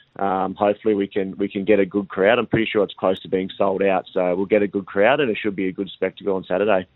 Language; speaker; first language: English; native; English